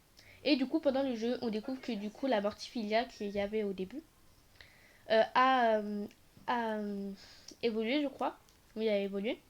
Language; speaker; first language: French; native; French